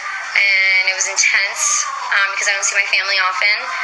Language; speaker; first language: English; early bilingual, other home language; Spanish